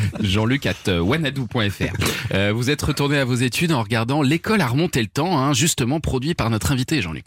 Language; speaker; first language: French; native; French